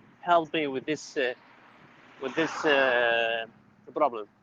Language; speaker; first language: English; non-native, learner; Arabic